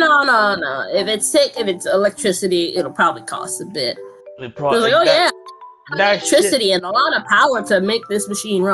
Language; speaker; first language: English; native; English